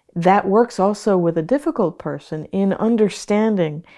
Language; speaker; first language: English; native; English